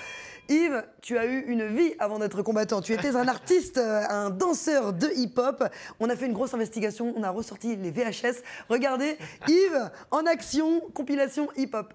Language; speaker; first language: French; native; French